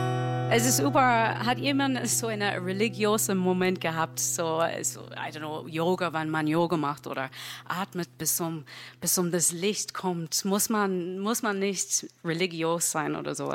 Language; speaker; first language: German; non-native, fluent; English